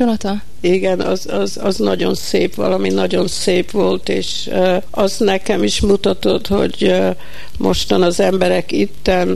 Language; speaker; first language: Hungarian; early bilingual, heritage; Hungarian